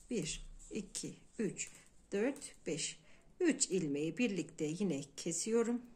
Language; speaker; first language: Turkish; native; Turkish